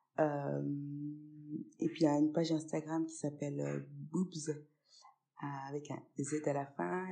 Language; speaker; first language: French; early bilingual, other home language; Fula